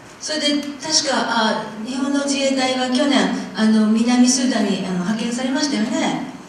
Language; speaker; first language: Japanese; non-native, fluent; English